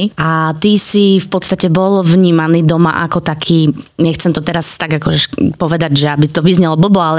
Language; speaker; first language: Slovak; native; Slovak